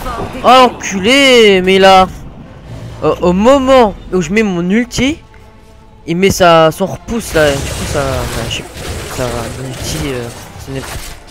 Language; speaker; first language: French; native; French